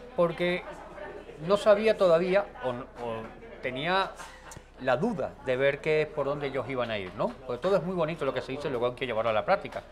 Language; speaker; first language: Spanish; native; Spanish